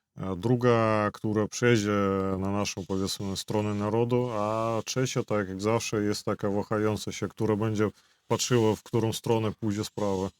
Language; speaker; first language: Polish; non-native, fluent; Belarusian